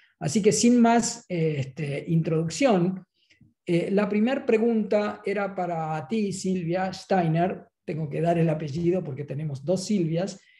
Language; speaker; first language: Spanish; native; Spanish